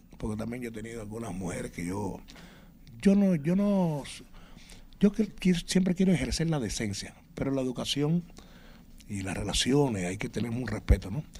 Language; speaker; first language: Spanish; native; Spanish